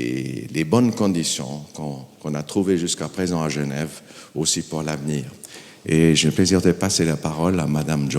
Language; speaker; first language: French; non-native, fluent; German